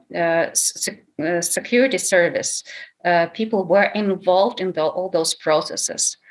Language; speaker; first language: English; non-native, fluent; Ukrainian